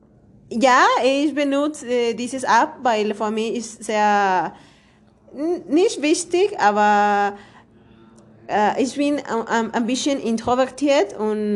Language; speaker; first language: German; non-native, learner; Spanish